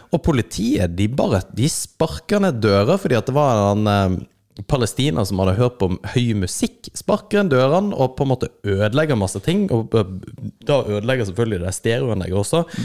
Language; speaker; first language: Norwegian; native; Norwegian